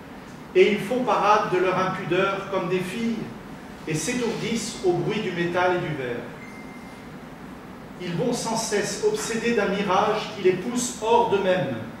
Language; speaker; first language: French; native; French